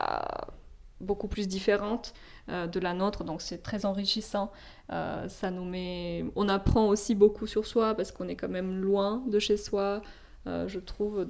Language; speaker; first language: French; non-native, fluent; Slovenian